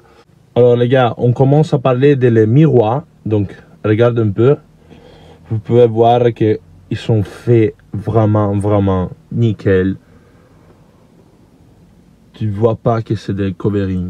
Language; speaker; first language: French; non-native, learner; Italian